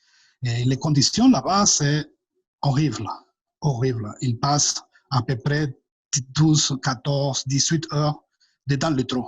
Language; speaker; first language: French; non-native, fluent; Spanish